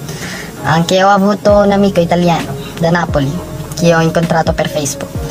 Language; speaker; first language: Italian; non-native, learner; Filipino